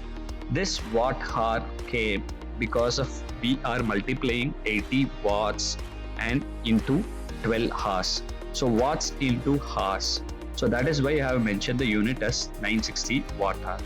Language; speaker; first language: English; non-native, local second language; Tamil